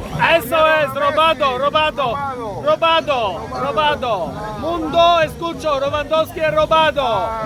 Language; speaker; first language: Spanish; non-native, learner; Polish